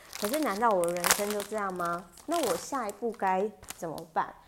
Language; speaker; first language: Chinese; native; Chinese